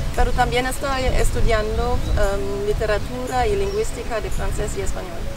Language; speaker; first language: Spanish; non-native, fluent; German